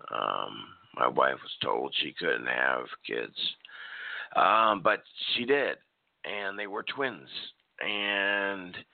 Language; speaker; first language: English; native; English